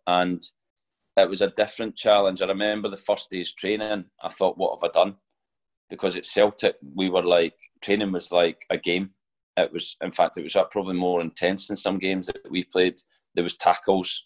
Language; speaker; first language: English; native; English